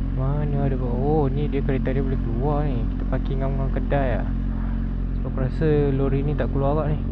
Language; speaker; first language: Malay; native; Malay